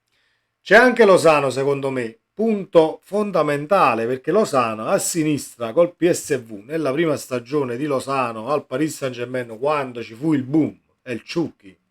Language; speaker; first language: Italian; native; Italian